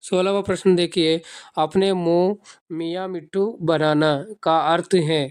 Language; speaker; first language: Hindi; non-native, local second language; Telugu